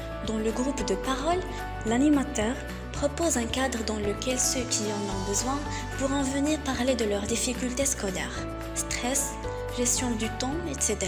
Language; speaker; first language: French; non-native, local second language; Arabic